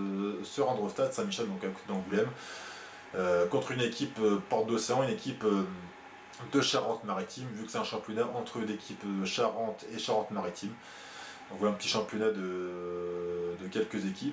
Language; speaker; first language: French; native; French